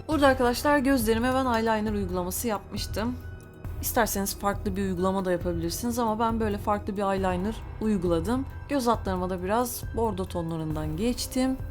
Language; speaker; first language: Turkish; native; Turkish